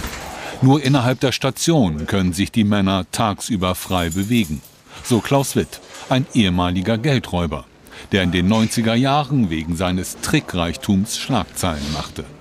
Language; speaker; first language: German; native; German